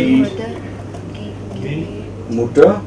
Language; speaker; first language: German; non-native, fluent; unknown